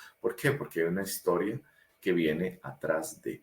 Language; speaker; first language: Spanish; native; Spanish